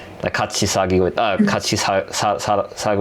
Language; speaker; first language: Korean; non-native, fluent; English